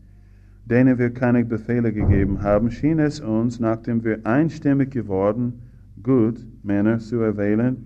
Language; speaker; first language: German; non-native, fluent; English